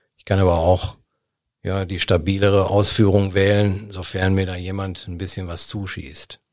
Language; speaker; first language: German; native; German